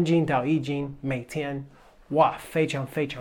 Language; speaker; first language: Chinese; non-native, fluent; English